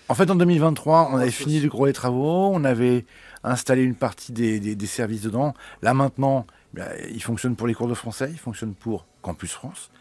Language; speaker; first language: French; native; French